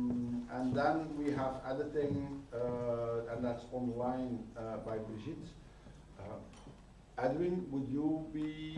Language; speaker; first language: English; non-native, fluent; Dutch